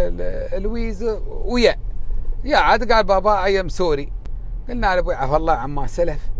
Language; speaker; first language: Arabic; native; Arabic